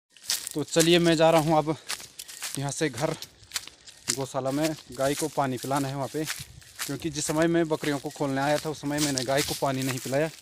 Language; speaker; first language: Hindi; native; Hindi